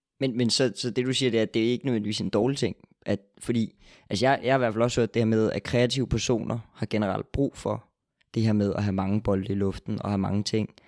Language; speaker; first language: Danish; native; Danish